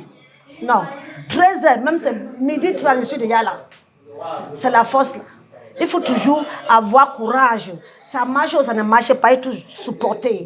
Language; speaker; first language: French; non-native, learner; English